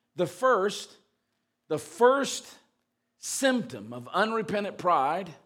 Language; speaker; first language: English; native; English